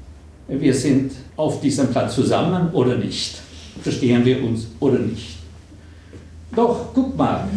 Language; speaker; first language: German; non-native, fluent; Swedish